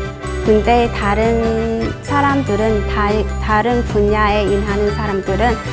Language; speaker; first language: Korean; non-native, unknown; Vietnamese